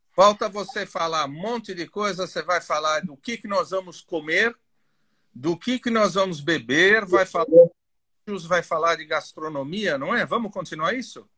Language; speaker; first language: Portuguese; native; Portuguese